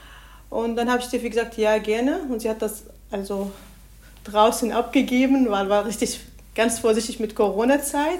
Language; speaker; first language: German; non-native, learner; Arabic